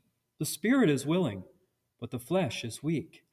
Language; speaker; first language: English; native; English